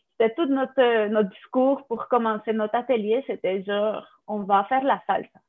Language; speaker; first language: French; non-native, fluent; Spanish